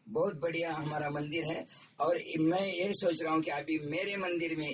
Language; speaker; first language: Hindi; non-native, local second language; Marathi